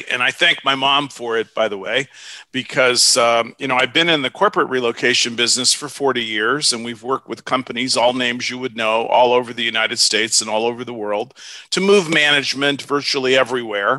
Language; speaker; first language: English; native; English